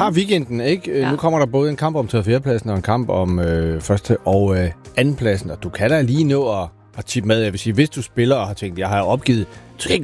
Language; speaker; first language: Danish; native; Danish